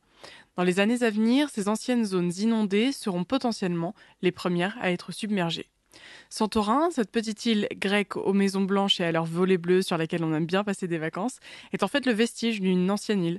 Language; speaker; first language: French; native; French